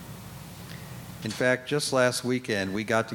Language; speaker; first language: English; native; English